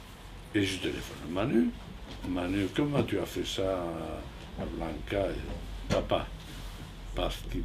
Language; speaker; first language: French; non-native, fluent; Spanish